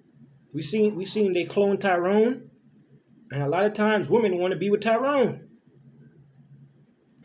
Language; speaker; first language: English; native; English